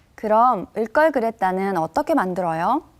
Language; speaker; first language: Korean; native; Korean